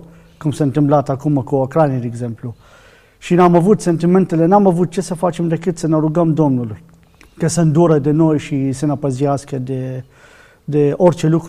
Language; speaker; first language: Romanian; non-native, fluent; Arabic